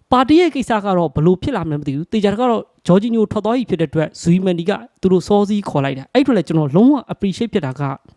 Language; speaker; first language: Burmese; native; Burmese